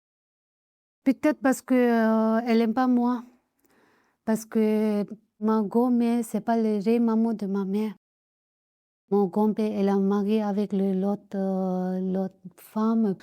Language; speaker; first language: French; non-native, learner; Tibetan